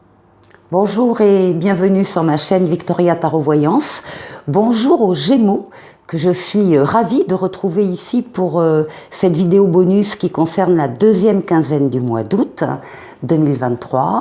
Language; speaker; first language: French; native; French